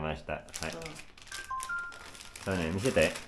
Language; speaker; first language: Japanese; non-native, learner; Filipino